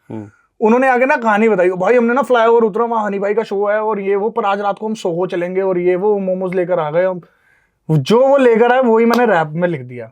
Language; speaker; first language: Hindi; native; Hindi